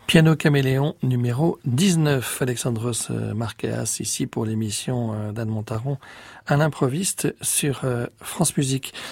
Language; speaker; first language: French; native; French